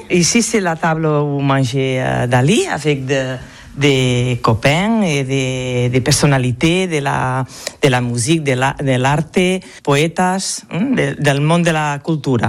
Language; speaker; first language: French; non-native, learner; Catalan